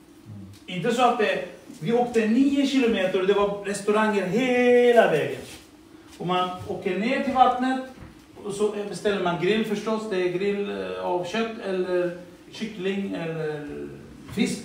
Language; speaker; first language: Swedish; early bilingual, other home language; Assyrian Neo-Aramaic